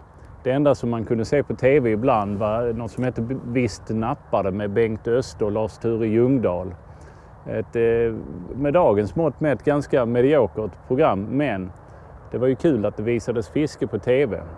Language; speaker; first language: Swedish; native; Swedish